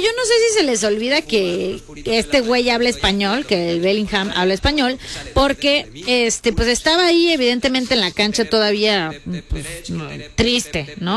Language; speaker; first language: Spanish; native; Spanish